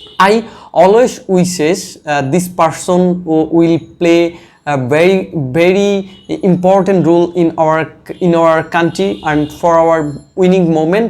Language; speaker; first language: English; non-native, learner; Bangla